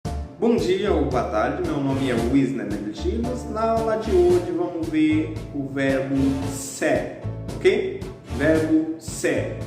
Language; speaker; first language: Portuguese; non-native, fluent; Haitian Creole